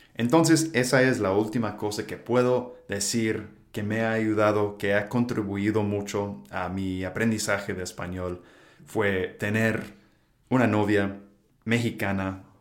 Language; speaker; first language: Spanish; non-native, fluent; English